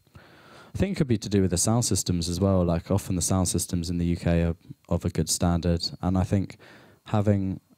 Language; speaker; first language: English; native; English